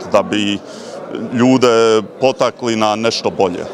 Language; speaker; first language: Croatian; early bilingual, heritage; Croatian